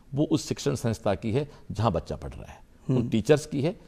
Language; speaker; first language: Hindi; native; Hindi